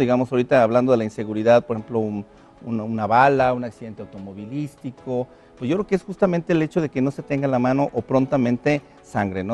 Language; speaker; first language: Spanish; native; Spanish